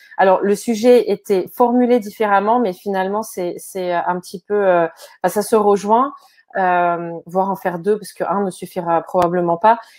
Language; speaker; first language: French; non-native, fluent; Ukrainian